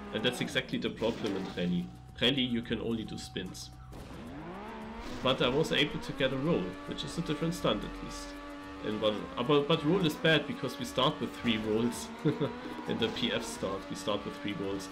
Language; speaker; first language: English; non-native, fluent; German